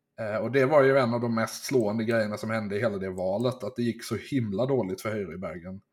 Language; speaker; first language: Swedish; native; Swedish